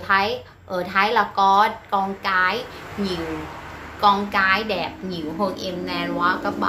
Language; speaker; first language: Vietnamese; non-native, learner; Thai